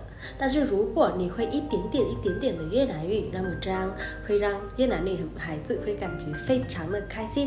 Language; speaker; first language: Chinese; non-native, fluent; Vietnamese